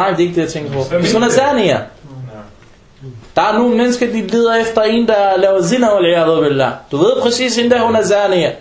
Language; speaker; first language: Danish; early bilingual, other home language; Arabic